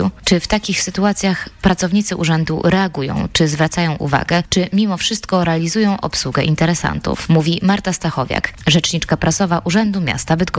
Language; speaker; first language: Polish; native; Polish